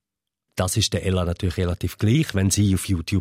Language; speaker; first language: German; native; German